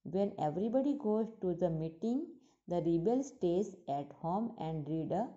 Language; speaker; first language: English; non-native, local second language; Gujarati